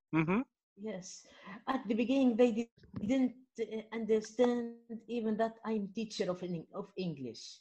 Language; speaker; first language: English; non-native, fluent; Arabic